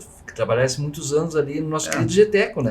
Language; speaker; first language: Portuguese; native; Portuguese